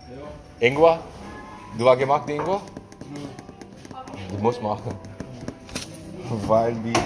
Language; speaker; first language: German; non-native, learner; Urdu